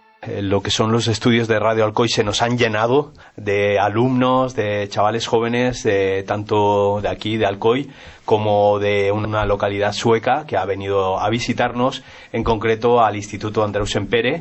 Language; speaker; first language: Spanish; native; Spanish